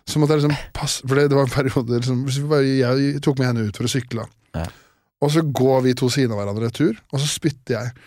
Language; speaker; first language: Norwegian; native; Norwegian